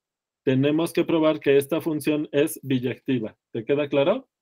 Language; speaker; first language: Spanish; native; Spanish